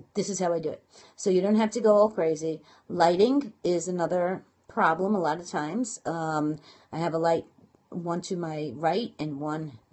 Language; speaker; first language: English; native; English